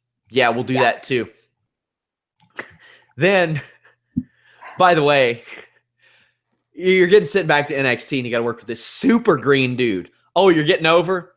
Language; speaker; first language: English; native; English